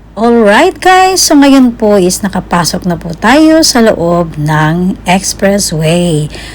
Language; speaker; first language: Filipino; native; Filipino